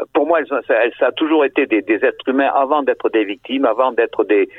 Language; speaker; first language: French; native; French